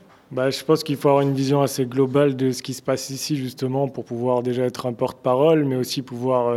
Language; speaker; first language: French; native; French